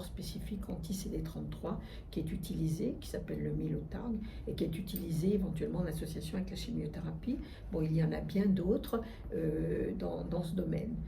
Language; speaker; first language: French; native; French